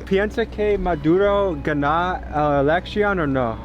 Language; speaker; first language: Spanish; non-native, learner; English